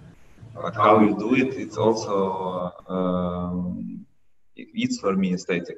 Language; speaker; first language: English; non-native, learner; Russian